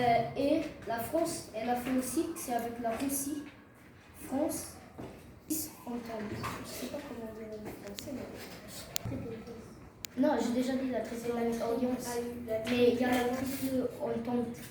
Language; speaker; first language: French; non-native, learner; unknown